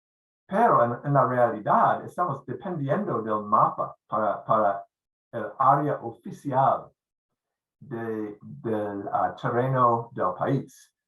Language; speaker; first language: Spanish; non-native, fluent; English